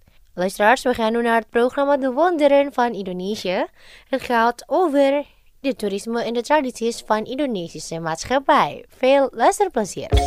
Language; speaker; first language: Dutch; non-native, fluent; Indonesian